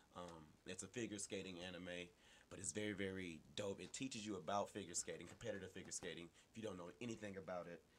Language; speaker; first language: English; native; English